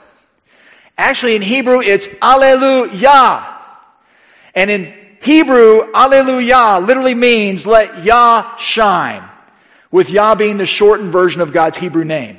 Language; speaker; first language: English; native; English